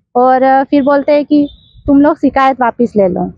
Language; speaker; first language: Hindi; native; Hindi